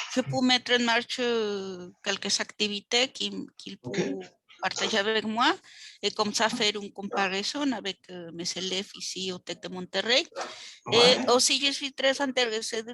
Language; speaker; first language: French; non-native, fluent; Spanish